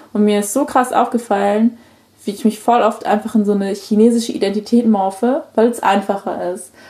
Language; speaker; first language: German; early bilingual, other home language; Chinese